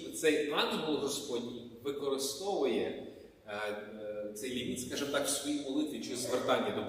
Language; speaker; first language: Ukrainian; native; Ukrainian